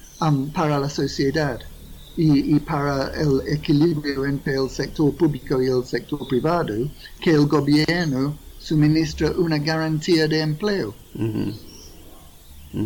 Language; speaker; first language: Spanish; non-native, fluent; English